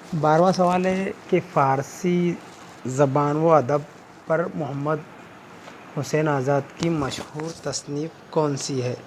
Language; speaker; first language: Urdu; native; Urdu